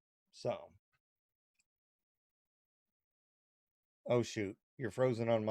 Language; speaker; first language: English; native; English